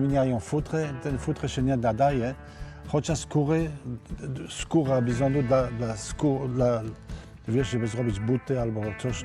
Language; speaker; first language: Polish; early bilingual, heritage; Polish